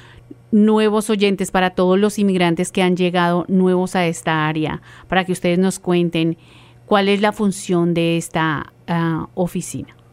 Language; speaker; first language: Spanish; native; Spanish